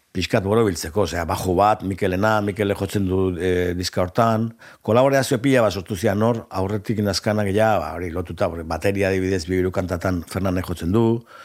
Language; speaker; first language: Basque; native; Basque